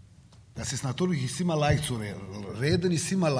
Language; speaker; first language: German; non-native, learner; Serbian